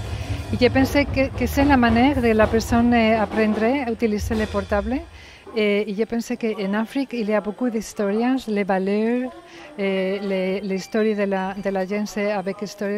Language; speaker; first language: French; non-native, learner; Spanish